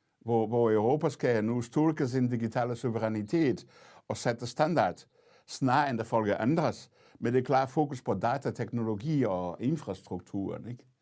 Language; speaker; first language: Danish; non-native, fluent; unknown